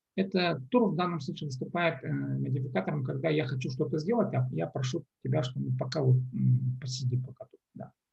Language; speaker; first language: Russian; non-native, local second language; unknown